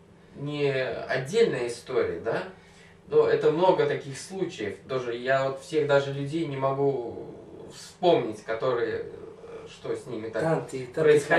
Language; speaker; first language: Russian; native; Russian